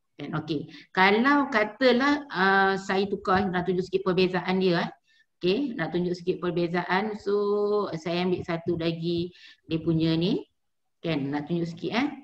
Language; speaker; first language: Malay; native; Malay